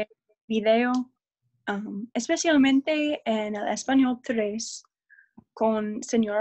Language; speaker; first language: Spanish; non-native, learner; English